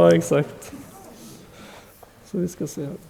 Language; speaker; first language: Swedish; native; Swedish